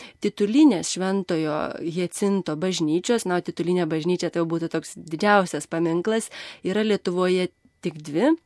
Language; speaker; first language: Lithuanian; native; Lithuanian